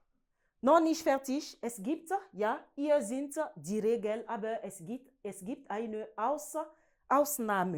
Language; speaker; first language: German; non-native, learner; French